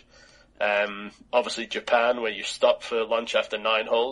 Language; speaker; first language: English; native; English